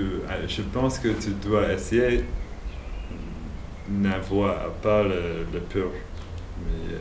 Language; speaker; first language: French; non-native, learner; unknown